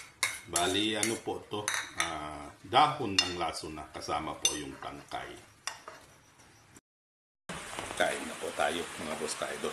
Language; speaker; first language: Filipino; native; Filipino